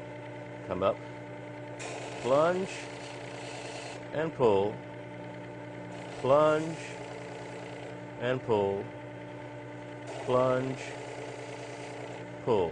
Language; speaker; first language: English; native; English